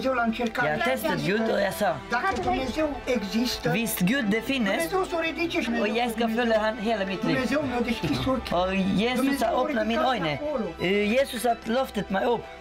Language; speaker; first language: Norwegian; non-native, learner; Romanian